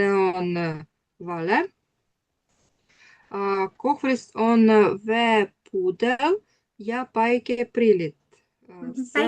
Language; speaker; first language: Estonian; non-native, learner; Russian